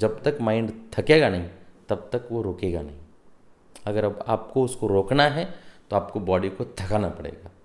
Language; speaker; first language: Hindi; non-native, local second language; Marathi